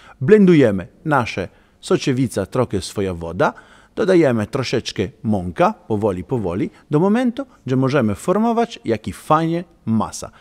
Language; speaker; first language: Polish; non-native, learner; Italian